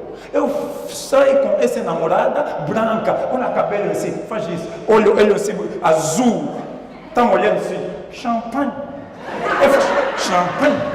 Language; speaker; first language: Portuguese; non-native, learner; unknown